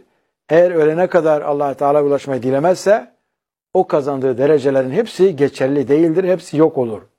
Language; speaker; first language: Turkish; native; Turkish